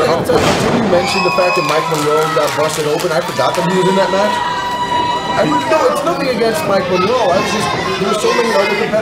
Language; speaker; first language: English; native; English